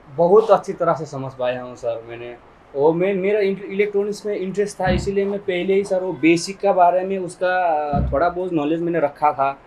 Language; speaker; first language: Hindi; non-native, local second language; Nepali